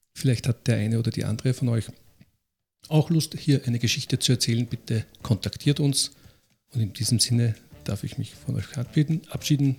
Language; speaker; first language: German; native; German